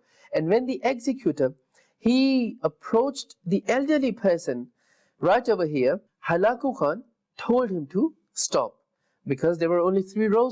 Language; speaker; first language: English; non-native, local second language; Urdu